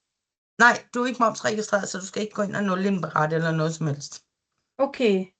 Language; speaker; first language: Danish; native; Danish